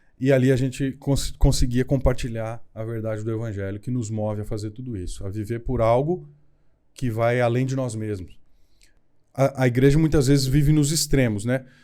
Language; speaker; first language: Portuguese; native; Portuguese